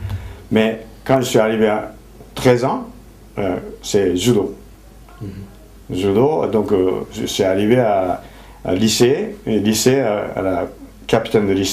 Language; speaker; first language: French; non-native, fluent; Japanese